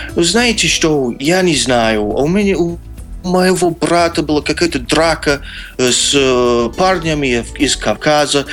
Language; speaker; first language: Russian; non-native, fluent; English